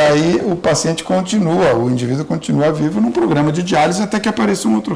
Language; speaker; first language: Portuguese; native; Portuguese